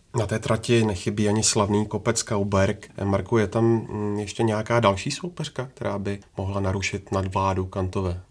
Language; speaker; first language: Czech; native; Czech